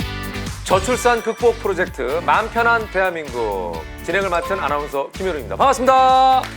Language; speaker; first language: Korean; native; Korean